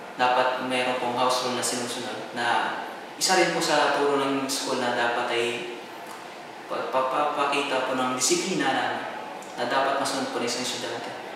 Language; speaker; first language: Filipino; non-native, local second language; Cebuano